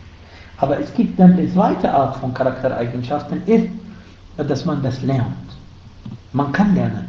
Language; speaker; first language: German; non-native, fluent; Arabic